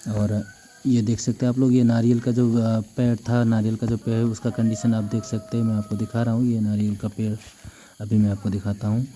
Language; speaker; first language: Hindi; non-native, local second language; Nepali